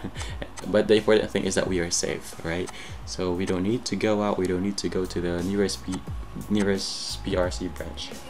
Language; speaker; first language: English; non-native, local second language; Pampanga